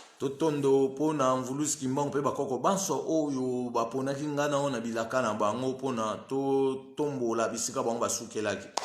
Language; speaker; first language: Lingala; non-native, local second language; Kongo